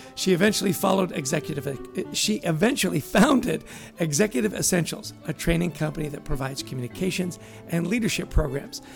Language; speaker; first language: English; native; English